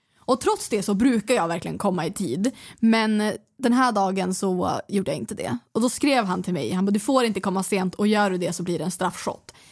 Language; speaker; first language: Swedish; native; Swedish